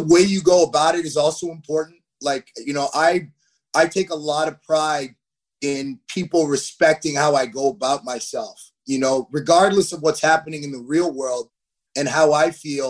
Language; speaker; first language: English; native; English